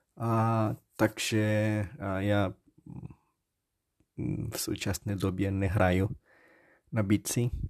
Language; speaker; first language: Czech; non-native, learner; Portuguese